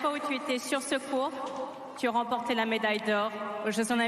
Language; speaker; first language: French; native; French